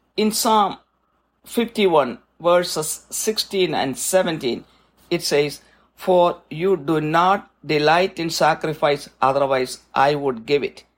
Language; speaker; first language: English; non-native, local second language; Malayalam